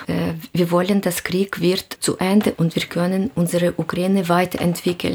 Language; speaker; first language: German; non-native, learner; Ukrainian